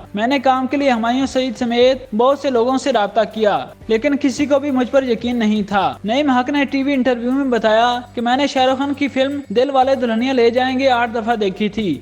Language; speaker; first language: Urdu; native; Urdu